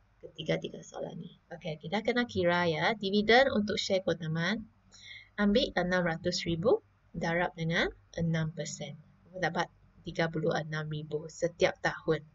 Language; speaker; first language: Malay; non-native, local second language; Chinese